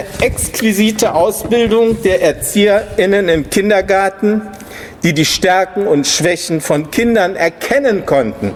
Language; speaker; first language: German; native; German